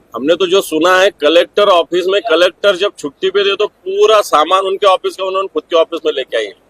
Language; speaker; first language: Hindi; non-native, local second language; Marathi